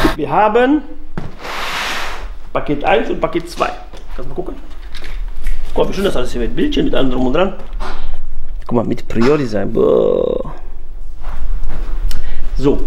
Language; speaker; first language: German; native; German